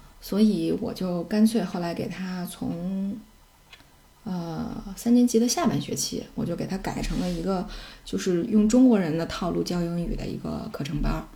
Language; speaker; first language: Chinese; native; Chinese